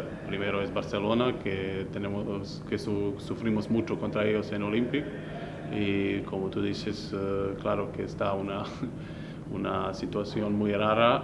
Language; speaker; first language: Spanish; non-native, fluent; Slovenian